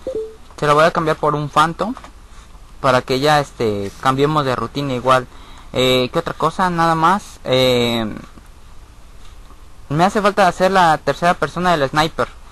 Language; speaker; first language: Spanish; native; Spanish